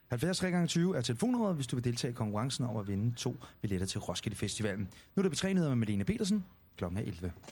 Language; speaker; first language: Danish; native; Danish